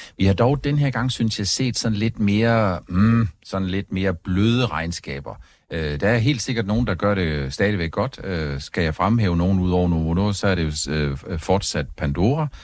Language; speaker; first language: Danish; native; Danish